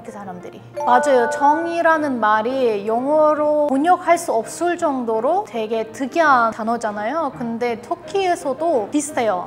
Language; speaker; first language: Korean; non-native, fluent; Turkish